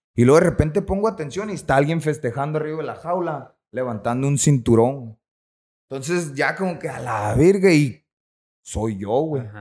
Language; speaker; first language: Spanish; native; Spanish